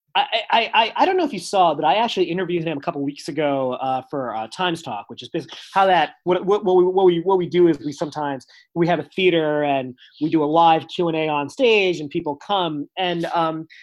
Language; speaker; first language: English; native; English